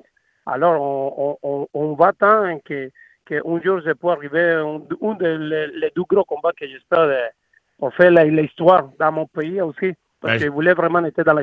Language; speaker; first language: French; non-native, learner; Spanish